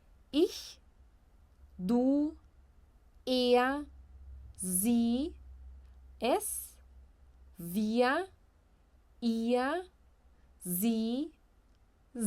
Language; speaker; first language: German; non-native, fluent; Portuguese